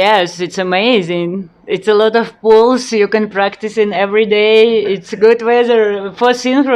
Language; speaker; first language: English; non-native, learner; Ukrainian